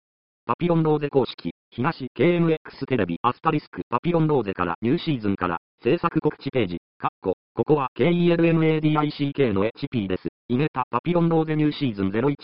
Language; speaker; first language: Japanese; native; Japanese